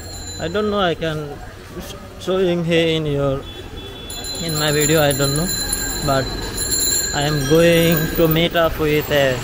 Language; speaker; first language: English; non-native, learner; Bangla